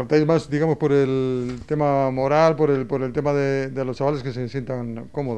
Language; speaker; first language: Spanish; native; Spanish